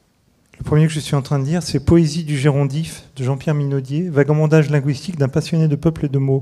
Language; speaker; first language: French; native; French